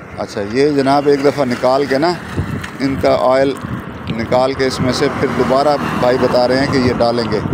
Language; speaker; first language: Urdu; non-native, local second language; Punjabi